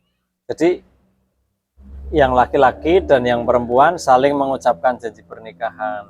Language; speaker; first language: Indonesian; native; Indonesian